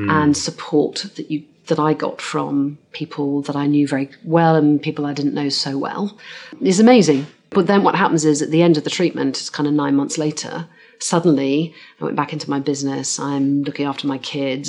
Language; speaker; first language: English; native; English